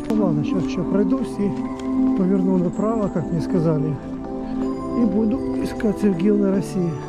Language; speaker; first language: Russian; native; Russian